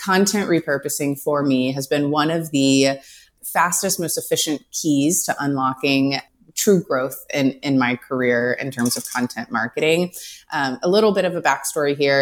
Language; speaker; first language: English; native; English